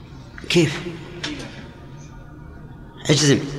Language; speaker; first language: Arabic; native; Arabic